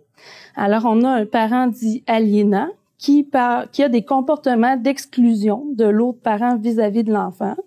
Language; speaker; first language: French; native; French